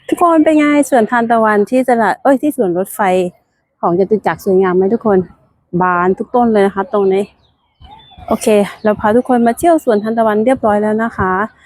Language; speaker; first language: Thai; native; Thai